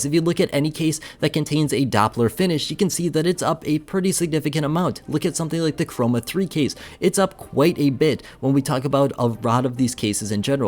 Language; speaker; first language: English; native; English